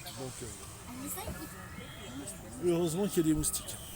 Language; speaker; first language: French; native; French